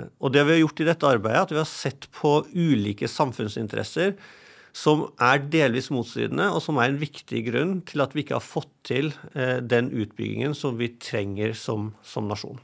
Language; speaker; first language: Norwegian; non-native, fluent; German